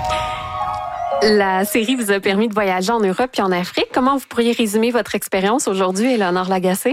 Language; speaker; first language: French; native; French